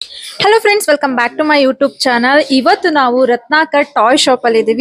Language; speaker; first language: Kannada; native; Kannada